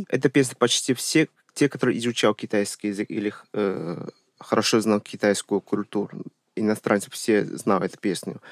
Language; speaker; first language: Russian; non-native, fluent; Chinese